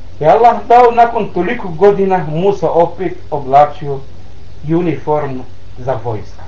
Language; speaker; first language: Bosnian; non-native, learner; Arabic